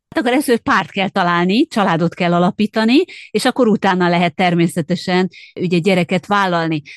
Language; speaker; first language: Hungarian; native; Hungarian